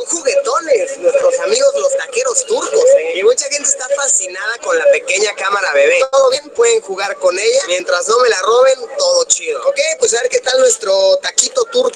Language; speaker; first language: Spanish; native; Spanish